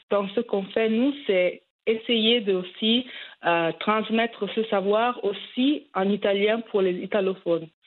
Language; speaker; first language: French; early bilingual, heritage; French